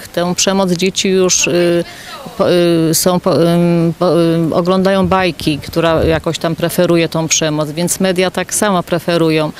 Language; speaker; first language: Polish; native; Polish